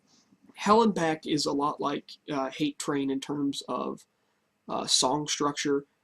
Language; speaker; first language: English; native; English